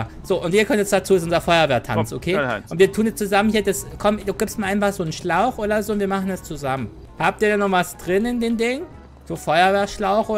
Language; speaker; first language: German; native; German